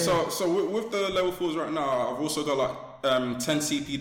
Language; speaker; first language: English; native; English